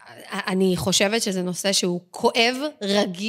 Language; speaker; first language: Hebrew; native; Hebrew